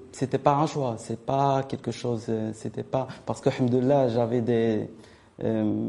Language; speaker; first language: French; non-native, local second language; Arabic